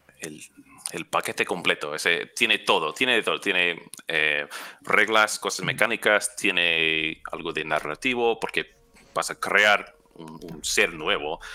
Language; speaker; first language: Spanish; non-native, fluent; English